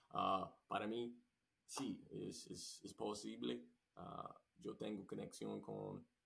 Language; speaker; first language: Spanish; non-native, learner; English